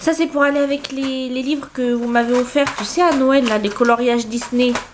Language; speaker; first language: French; native; French